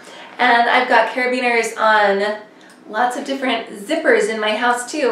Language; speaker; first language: English; native; English